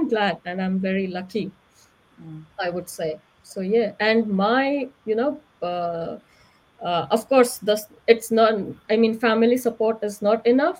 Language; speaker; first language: English; non-native, local second language; Hindi